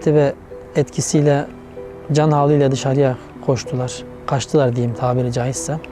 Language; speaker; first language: Turkish; native; Turkish